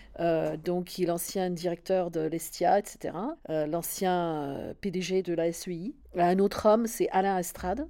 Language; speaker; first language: French; non-native, fluent; English